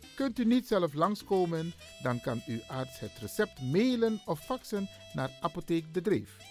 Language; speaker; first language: Dutch; native; Dutch